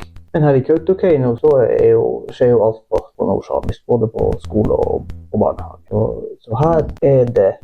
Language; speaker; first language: Norwegian; non-native, local second language; Northern Sami